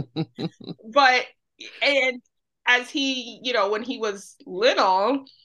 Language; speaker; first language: English; early bilingual, other home language; Spanish